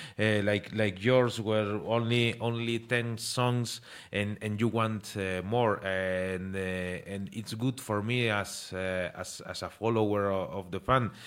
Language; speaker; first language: English; non-native, learner; Spanish